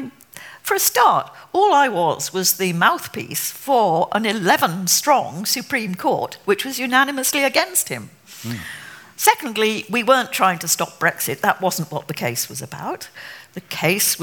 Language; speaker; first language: English; native; English